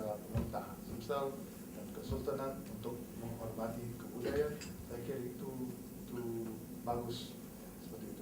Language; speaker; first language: Indonesian; non-native, fluent; English